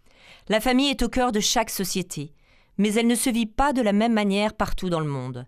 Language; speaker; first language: French; native; French